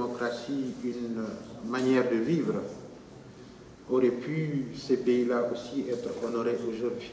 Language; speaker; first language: French; non-native, local second language; Wolof